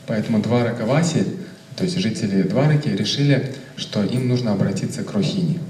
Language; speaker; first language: Russian; native; Russian